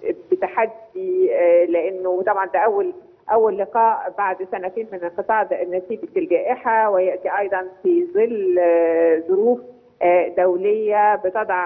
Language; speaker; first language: Arabic; native; Arabic